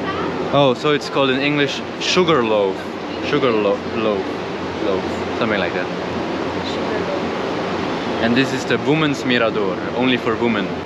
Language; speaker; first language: English; non-native, fluent; Swiss German